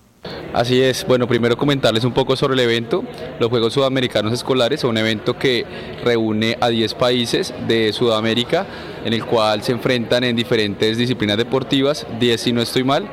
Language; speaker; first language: Spanish; native; Spanish